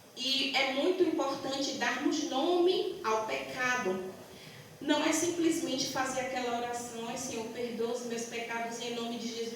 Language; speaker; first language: Portuguese; native; Portuguese